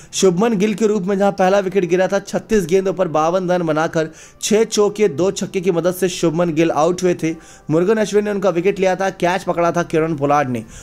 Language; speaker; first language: Hindi; native; Hindi